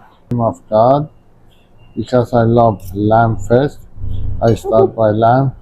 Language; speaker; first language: English; non-native, learner; Persian